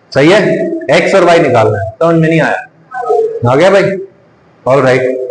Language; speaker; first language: Hindi; native; Hindi